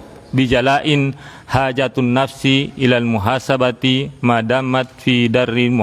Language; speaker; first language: Arabic; non-native, fluent; Indonesian